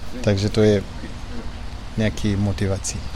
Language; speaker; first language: Czech; non-native, learner; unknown